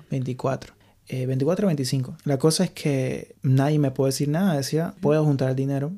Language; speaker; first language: Spanish; native; Spanish